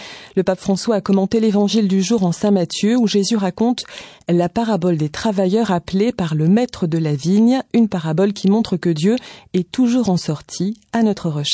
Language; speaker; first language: French; native; French